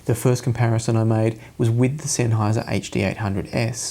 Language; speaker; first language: English; native; English